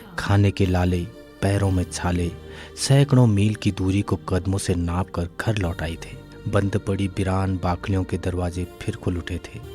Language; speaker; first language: Hindi; native; Hindi